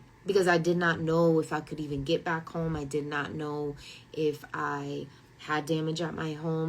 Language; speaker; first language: English; native; English